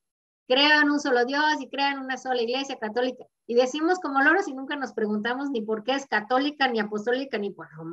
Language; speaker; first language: Spanish; native; Spanish